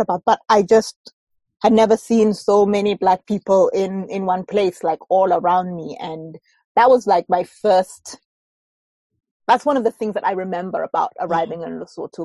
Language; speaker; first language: English; native; English